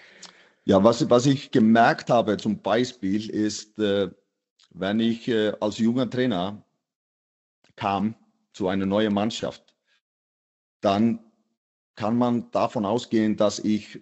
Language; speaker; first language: German; non-native, fluent; Icelandic